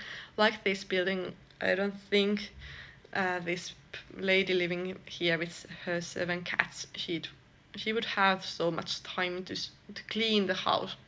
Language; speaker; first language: English; non-native, fluent; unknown